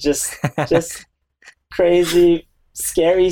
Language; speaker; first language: English; non-native, local second language; Filipino